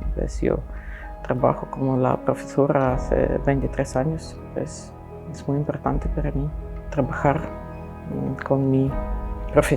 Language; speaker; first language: Spanish; non-native, learner; Ukrainian